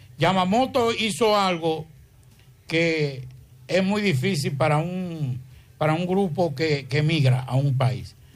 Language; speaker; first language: Spanish; native; Spanish